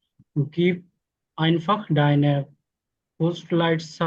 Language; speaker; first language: German; non-native, learner; Bangla